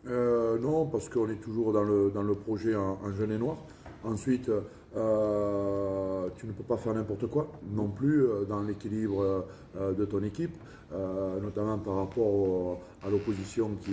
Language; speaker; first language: French; native; French